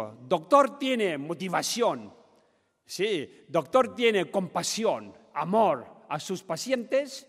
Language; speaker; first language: Spanish; non-native, learner; Tibetan